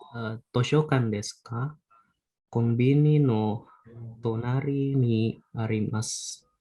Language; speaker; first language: Japanese; non-native, learner; Indonesian